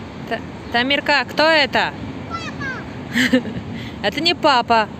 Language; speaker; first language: Russian; non-native, learner; Tajik